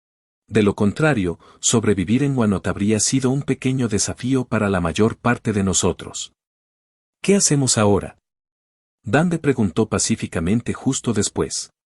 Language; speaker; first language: Spanish; native; Spanish